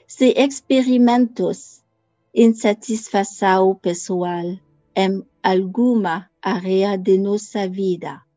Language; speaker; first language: Portuguese; non-native, learner; French